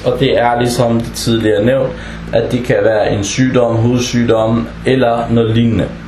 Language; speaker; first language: Danish; non-native, fluent; Arabic